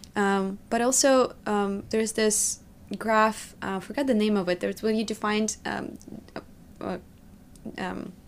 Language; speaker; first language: English; non-native, fluent; Russian